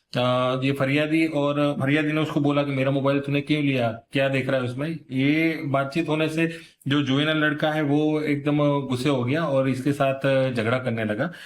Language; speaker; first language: Hindi; non-native, local second language; Gujarati